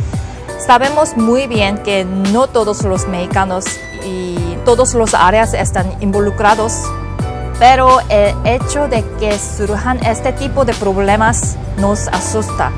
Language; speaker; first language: Spanish; non-native, fluent; Korean